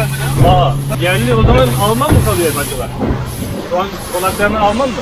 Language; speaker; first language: Turkish; native; Turkish